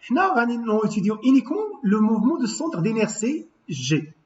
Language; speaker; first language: French; non-native, local second language; Arabic